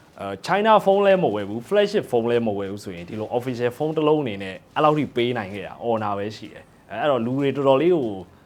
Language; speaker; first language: Burmese; native; Burmese